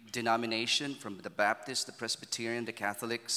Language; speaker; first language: English; non-native, local second language; Filipino